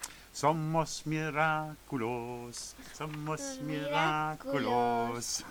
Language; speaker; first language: Spanish; non-native, fluent; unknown